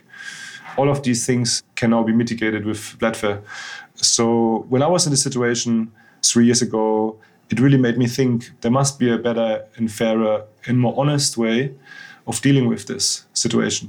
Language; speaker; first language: English; non-native, fluent; German